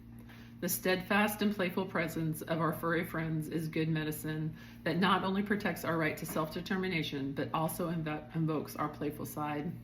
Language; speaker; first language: English; native; English